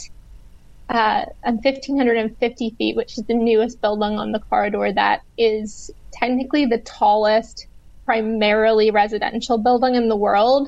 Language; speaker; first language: English; native; English